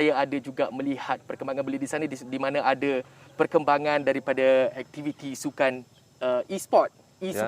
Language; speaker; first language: Malay; native; Malay